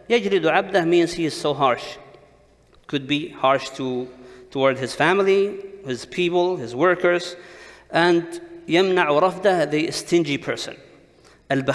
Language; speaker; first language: English; non-native, fluent; Arabic